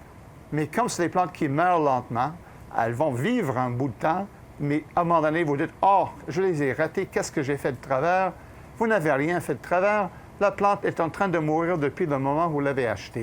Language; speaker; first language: French; native; French